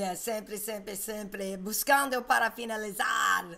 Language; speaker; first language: Portuguese; non-native, learner; English